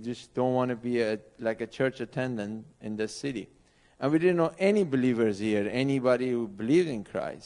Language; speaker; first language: English; non-native, fluent; Persian